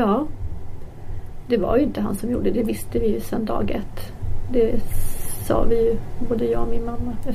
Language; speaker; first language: Swedish; early bilingual, other home language; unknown